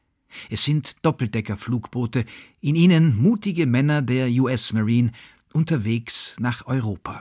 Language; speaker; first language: German; native; German